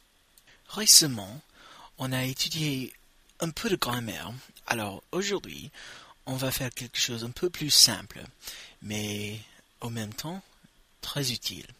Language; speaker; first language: French; non-native, fluent; English